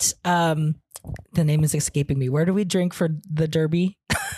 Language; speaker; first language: English; non-native, local second language; Filipino